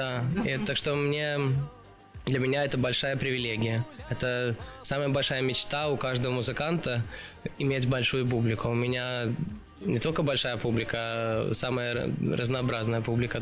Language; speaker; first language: Russian; early bilingual, other home language; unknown